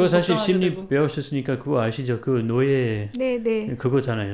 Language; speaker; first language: Korean; non-native, fluent; French